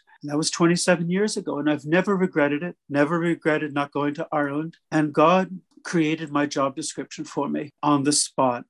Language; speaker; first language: English; native; English